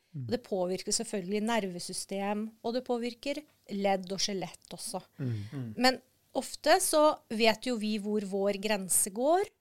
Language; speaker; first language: Norwegian; native; Norwegian